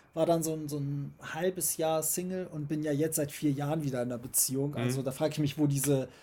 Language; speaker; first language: German; native; German